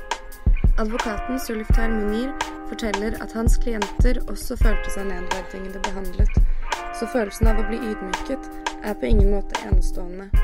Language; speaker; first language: Norwegian; native; Norwegian